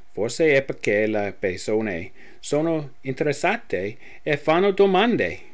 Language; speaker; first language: Italian; non-native, learner; English